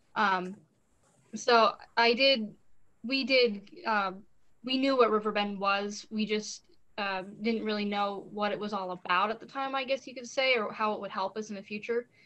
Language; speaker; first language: English; native; English